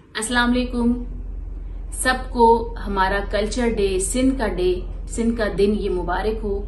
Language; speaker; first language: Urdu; non-native, local second language; Sindhi